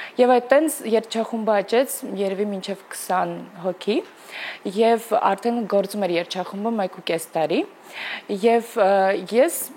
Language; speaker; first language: Armenian; early bilingual, heritage; Armenian